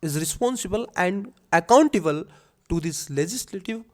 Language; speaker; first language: English; non-native, local second language; Hindi